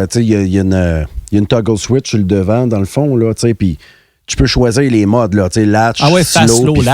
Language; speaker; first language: French; native; French